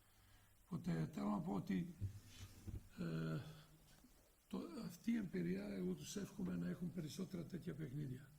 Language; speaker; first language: Greek; non-native, fluent; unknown